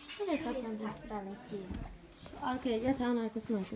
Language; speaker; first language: Turkish; native; Turkish